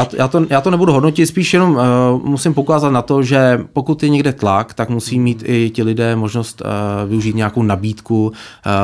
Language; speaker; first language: Czech; native; Czech